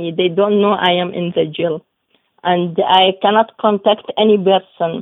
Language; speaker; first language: English; non-native, learner; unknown